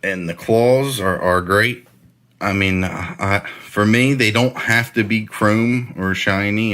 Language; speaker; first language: English; native; English